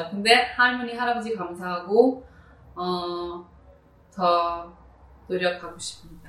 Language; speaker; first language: Korean; early bilingual, heritage; Korean